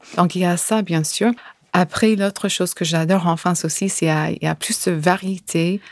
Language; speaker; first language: French; non-native, fluent; English